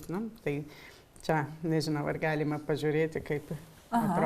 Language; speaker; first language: Lithuanian; early bilingual, heritage; Lithuanian